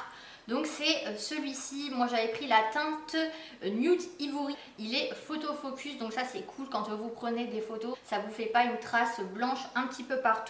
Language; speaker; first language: French; native; French